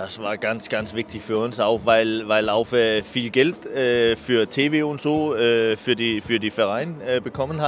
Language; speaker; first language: German; non-native, fluent; Danish